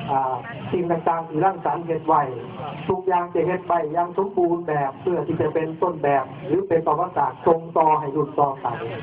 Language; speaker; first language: Thai; non-native, local second language; Lao